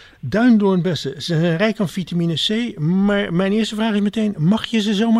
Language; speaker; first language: Dutch; native; Dutch